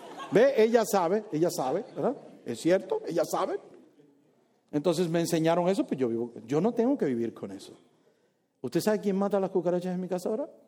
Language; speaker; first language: Spanish; native; Spanish